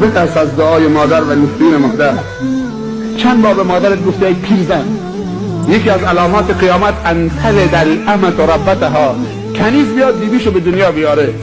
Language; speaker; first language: Persian; native; Persian